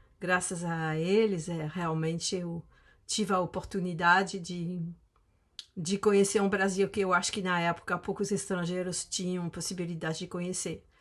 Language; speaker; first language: Portuguese; non-native, fluent; French